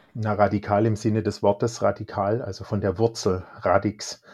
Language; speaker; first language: German; native; German